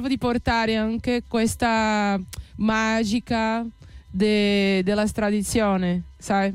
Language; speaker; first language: Italian; non-native, learner; Portuguese